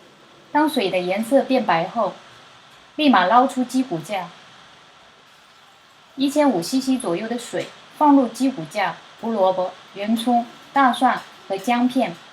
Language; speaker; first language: Chinese; native; Chinese